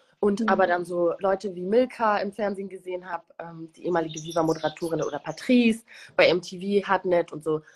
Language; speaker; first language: German; early bilingual, other home language; Kinyarwanda